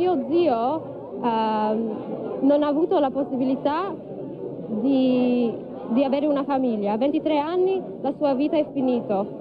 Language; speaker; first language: Italian; early bilingual, heritage; Italian